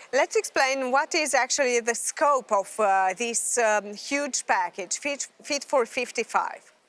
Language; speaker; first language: English; non-native, fluent; Romanian